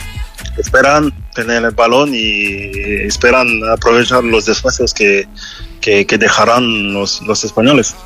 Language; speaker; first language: Spanish; non-native, fluent; French